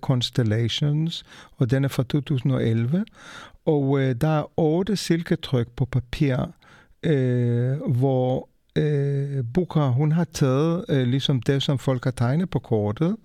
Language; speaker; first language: Danish; non-native, fluent; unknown